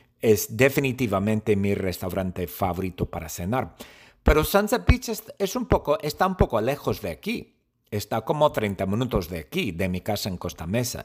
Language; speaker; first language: Spanish; non-native, learner; English